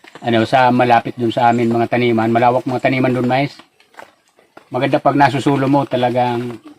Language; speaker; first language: Filipino; non-native, local second language; Bikol